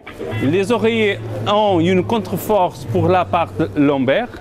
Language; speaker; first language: French; non-native, learner; Portuguese